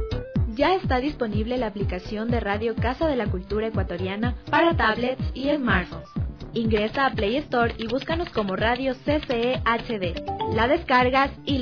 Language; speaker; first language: Spanish; native; Spanish